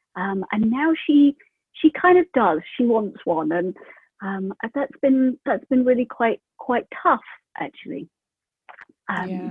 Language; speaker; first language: English; native; English